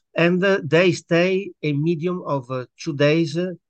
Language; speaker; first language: English; non-native, learner; Italian